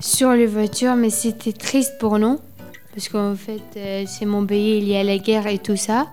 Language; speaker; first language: French; non-native, learner; Arabic